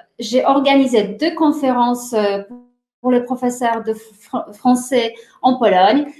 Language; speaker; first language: French; non-native, fluent; Polish